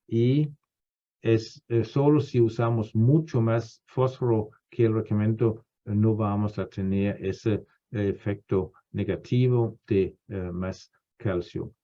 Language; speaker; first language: Spanish; non-native, fluent; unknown